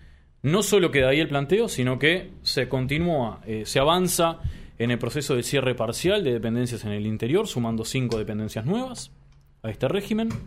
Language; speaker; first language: Spanish; native; Spanish